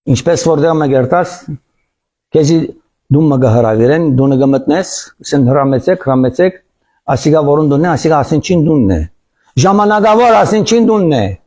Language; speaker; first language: Armenian; early bilingual, heritage; Armenian